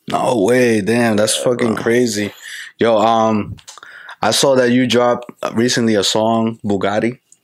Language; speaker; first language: English; early bilingual, other home language; Spanish